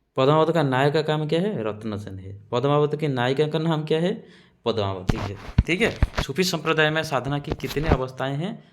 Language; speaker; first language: Hindi; non-native, local second language; Odia